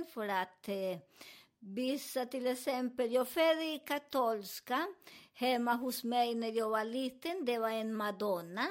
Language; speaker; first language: Swedish; non-native, learner; Spanish